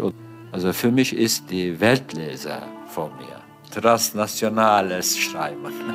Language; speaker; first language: German; non-native, fluent; Turkish